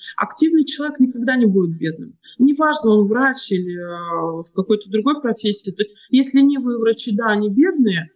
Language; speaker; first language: Russian; native; Russian